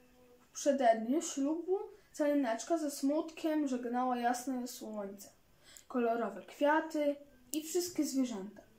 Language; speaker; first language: Polish; native; Polish